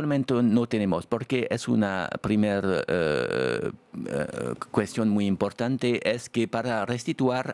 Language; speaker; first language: Spanish; non-native, fluent; French